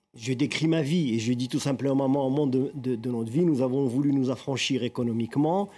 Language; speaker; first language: French; non-native, local second language; Arabic